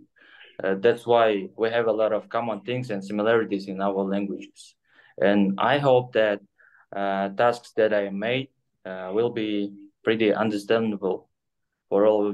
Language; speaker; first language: English; non-native, fluent; Kyrgyz